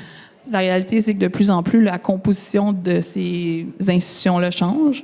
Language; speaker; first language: French; native; French